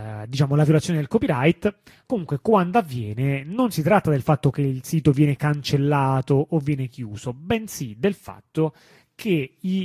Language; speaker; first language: Italian; native; Italian